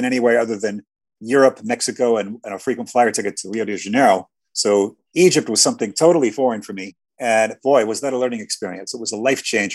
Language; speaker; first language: English; native; English